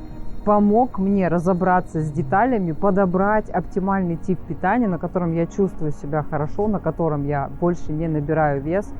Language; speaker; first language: Russian; native; Russian